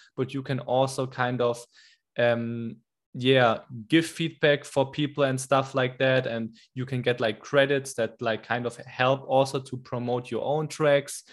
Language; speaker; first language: English; non-native, fluent; German